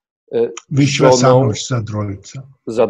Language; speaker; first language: Polish; non-native, fluent; German